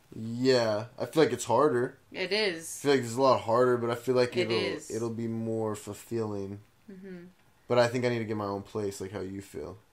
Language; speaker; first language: English; native; English